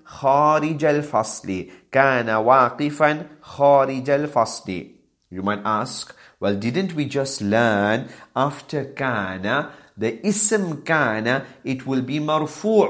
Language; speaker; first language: Arabic; non-native, fluent; English